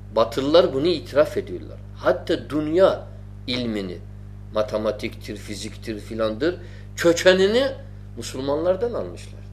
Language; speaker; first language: Turkish; non-native, fluent; Arabic